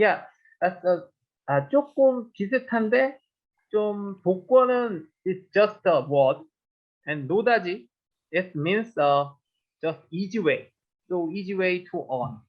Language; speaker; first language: English; non-native, learner; Korean